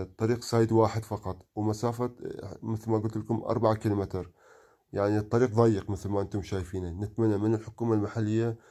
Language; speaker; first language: Arabic; non-native, local second language; Kurdish